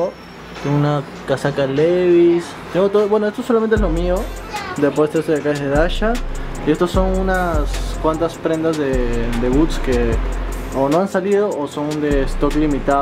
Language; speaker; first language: Spanish; native; Spanish